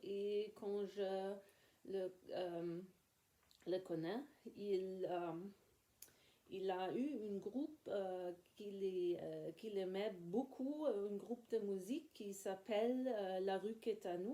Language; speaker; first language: French; non-native, learner; English